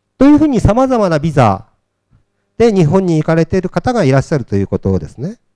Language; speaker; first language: Japanese; native; Japanese